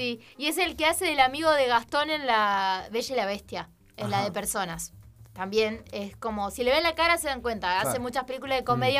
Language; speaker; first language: Spanish; native; Spanish